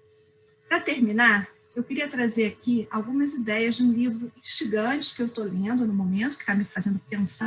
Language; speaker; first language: Portuguese; native; Portuguese